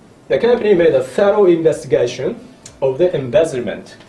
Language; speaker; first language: English; non-native, fluent; Japanese